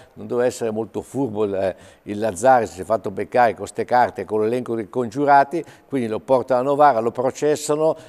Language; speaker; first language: Italian; native; Italian